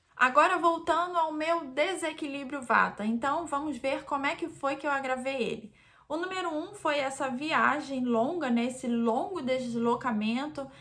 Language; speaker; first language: Portuguese; native; Portuguese